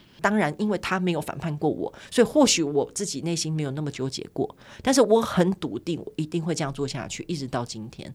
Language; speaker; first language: Chinese; native; Chinese